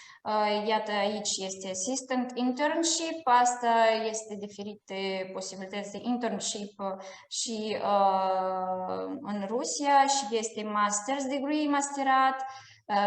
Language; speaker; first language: Romanian; non-native, fluent; Russian